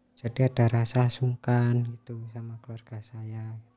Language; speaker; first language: Indonesian; native; Indonesian